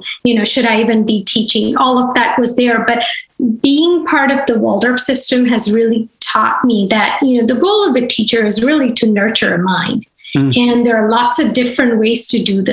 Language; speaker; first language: English; non-native, local second language; Gujarati